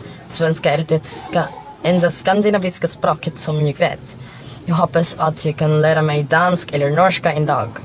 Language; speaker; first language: Swedish; non-native, learner; Filipino